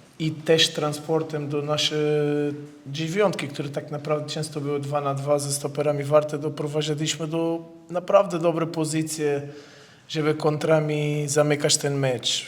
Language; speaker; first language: Polish; non-native, fluent; Portuguese